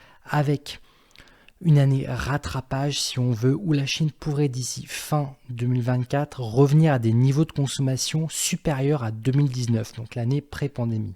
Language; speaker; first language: French; native; French